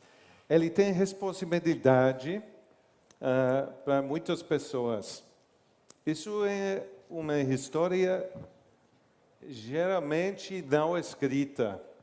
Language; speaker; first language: Portuguese; non-native, learner; English